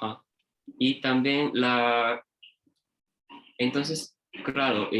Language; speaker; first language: Spanish; non-native, learner; Japanese